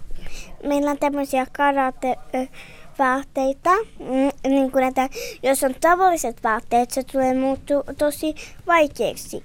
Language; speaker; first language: Finnish; early bilingual, heritage; Finnish